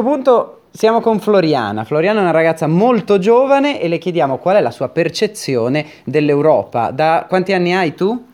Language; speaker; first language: Italian; native; Italian